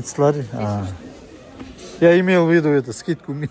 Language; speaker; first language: Russian; non-native, local second language; Kazakh